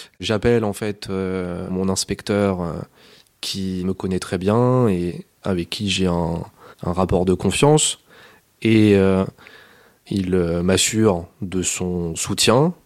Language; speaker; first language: French; native; French